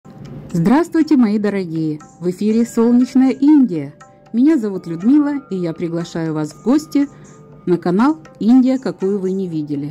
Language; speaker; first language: Russian; native; Russian